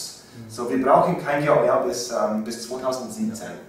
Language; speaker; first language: German; non-native, learner; English